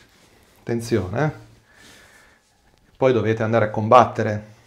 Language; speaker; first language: Italian; native; Italian